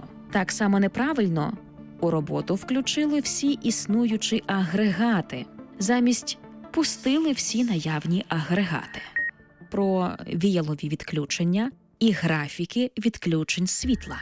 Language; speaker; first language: Ukrainian; native; Ukrainian